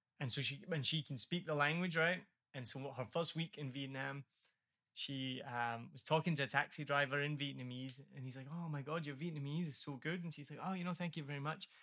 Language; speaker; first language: English; native; English